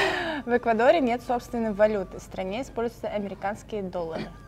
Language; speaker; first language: Russian; native; Russian